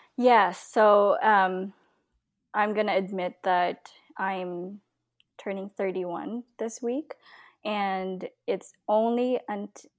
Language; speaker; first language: English; non-native, local second language; Filipino